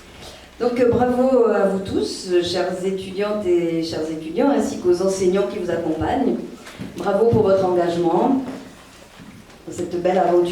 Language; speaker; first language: French; native; French